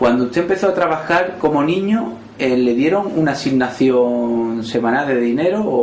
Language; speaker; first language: Spanish; native; Spanish